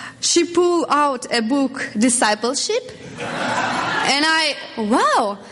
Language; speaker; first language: English; non-native, learner; Russian